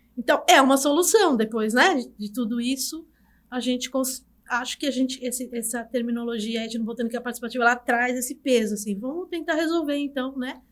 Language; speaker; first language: Portuguese; native; Portuguese